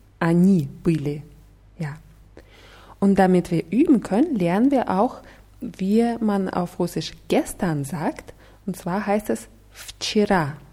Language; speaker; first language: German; non-native, fluent; Russian